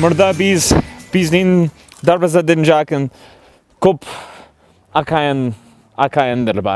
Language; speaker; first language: Kyrgyz; non-native, learner; English